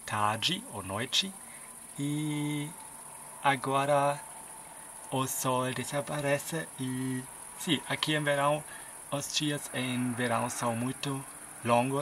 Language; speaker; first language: Portuguese; non-native, fluent; German